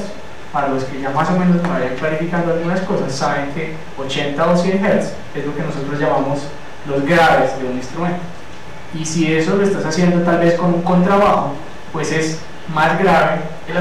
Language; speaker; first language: Spanish; native; Spanish